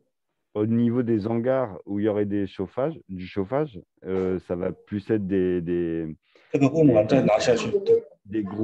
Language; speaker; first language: French; native; French